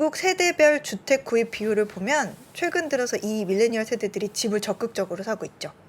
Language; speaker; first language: Korean; native; Korean